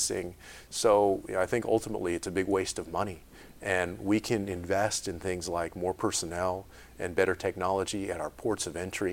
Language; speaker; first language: English; native; English